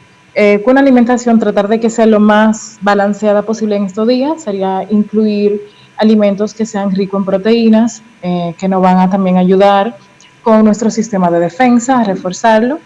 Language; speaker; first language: Spanish; native; Spanish